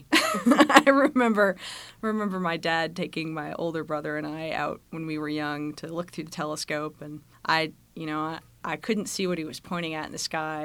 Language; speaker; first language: English; native; English